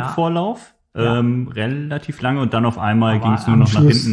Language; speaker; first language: German; native; German